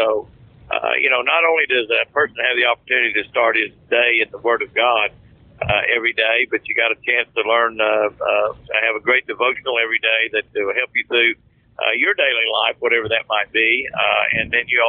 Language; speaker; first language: English; native; English